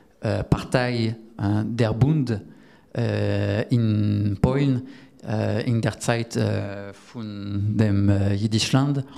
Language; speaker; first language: German; non-native, learner; French